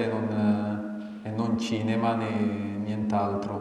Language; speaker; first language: Italian; non-native, fluent; Amharic